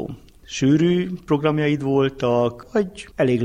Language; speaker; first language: Hungarian; native; Hungarian